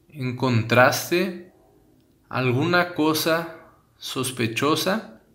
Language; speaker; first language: Spanish; native; Spanish